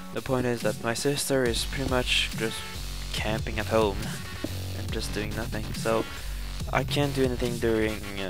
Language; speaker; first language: English; non-native, fluent; Swedish